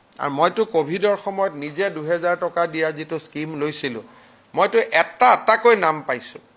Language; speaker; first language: Assamese; non-native, local second language; Hindi